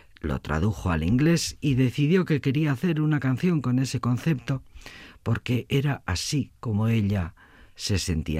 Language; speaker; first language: Spanish; native; Spanish